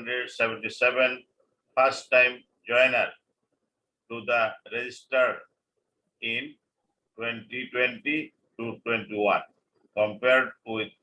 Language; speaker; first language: English; non-native, local second language; Bangla